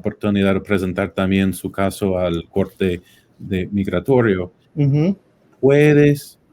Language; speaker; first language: Spanish; non-native, fluent; English